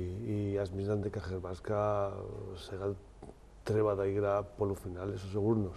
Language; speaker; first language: Macedonian; non-native, learner; Spanish